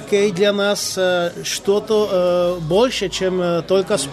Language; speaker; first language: Russian; non-native, local second language; Czech